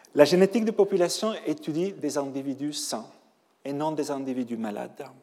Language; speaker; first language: French; non-native, fluent; Spanish